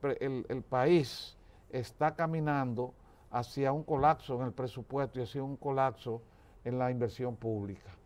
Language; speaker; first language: Spanish; native; Spanish